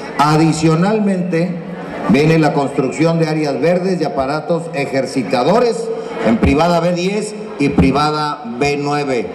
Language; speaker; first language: Spanish; native; Spanish